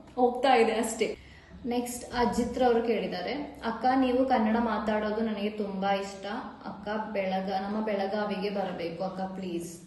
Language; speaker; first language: Kannada; non-native, local second language; Malayalam